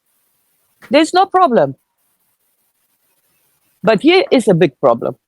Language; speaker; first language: English; non-native, fluent; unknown